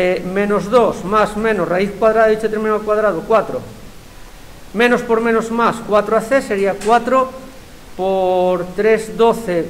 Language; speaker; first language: Spanish; native; Spanish